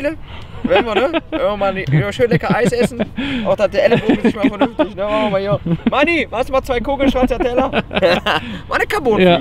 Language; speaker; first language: German; native; German